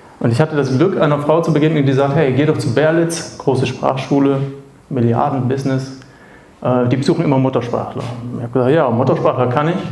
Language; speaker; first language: German; native; German